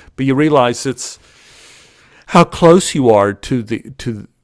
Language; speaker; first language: English; native; English